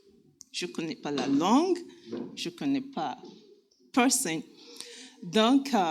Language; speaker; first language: French; non-native, learner; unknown